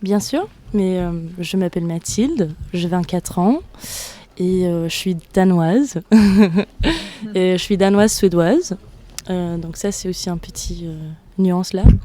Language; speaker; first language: French; non-native, fluent; Danish